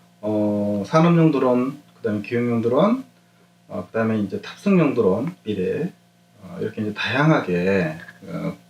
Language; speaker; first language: Korean; native; Korean